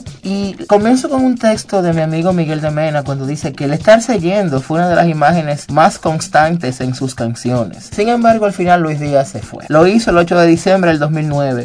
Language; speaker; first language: Spanish; native; Spanish